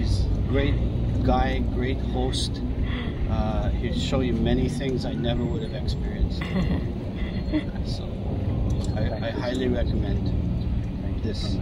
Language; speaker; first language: English; non-native, fluent; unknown